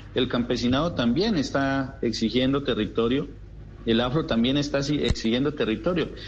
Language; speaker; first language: Spanish; native; Spanish